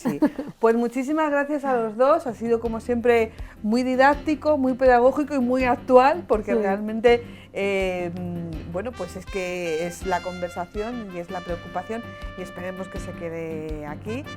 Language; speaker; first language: Spanish; native; Spanish